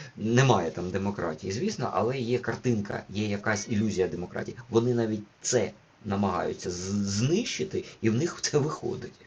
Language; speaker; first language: Ukrainian; non-native, local second language; Russian